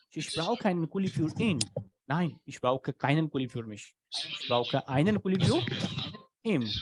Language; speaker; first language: German; non-native, fluent; Hindi